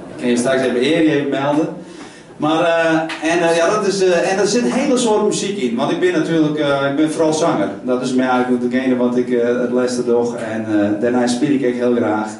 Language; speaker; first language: Dutch; non-native, local second language; Western Frisian